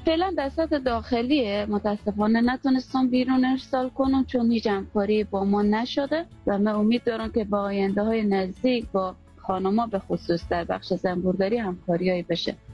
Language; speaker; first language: Persian; native; Persian